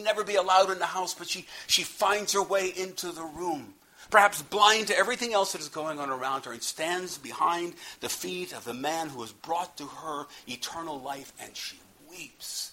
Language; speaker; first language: English; native; English